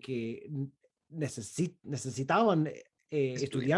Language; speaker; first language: Spanish; non-native, fluent; English